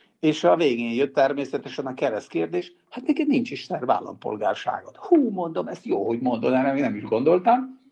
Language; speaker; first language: Hungarian; non-native, local second language; Serbian